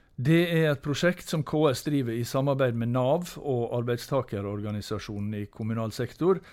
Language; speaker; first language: Norwegian; native; Norwegian